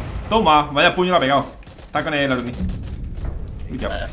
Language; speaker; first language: Spanish; native; Spanish